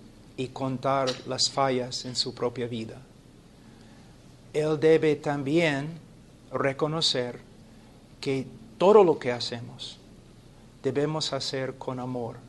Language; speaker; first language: Spanish; non-native, fluent; English